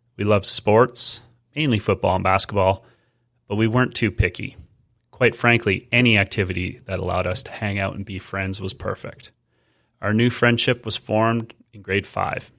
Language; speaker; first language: English; native; English